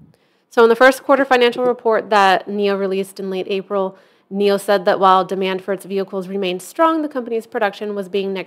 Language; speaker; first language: English; native; English